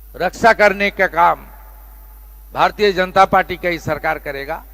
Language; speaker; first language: Hindi; non-native, local second language; Bangla